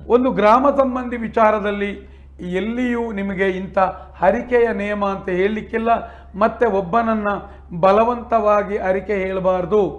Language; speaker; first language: Kannada; non-native, local second language; Tulu